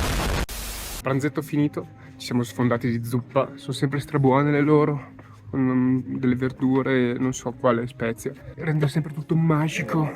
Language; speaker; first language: Italian; native; Italian